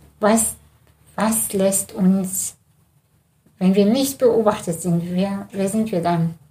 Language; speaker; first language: German; early bilingual, other home language; Russian